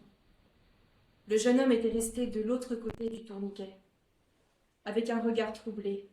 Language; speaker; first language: French; native; French